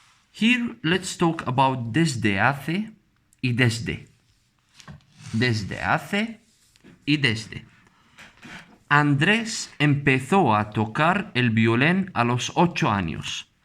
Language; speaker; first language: Spanish; non-native, fluent; Arabic